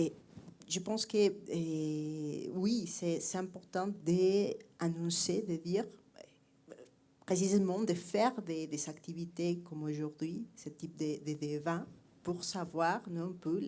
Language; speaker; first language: French; non-native, fluent; Spanish